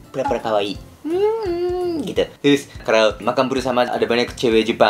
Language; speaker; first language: Indonesian; non-native, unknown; Japanese